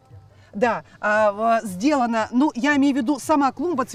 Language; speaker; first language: Russian; native; Russian